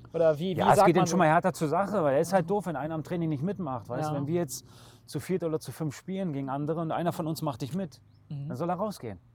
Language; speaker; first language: German; native; German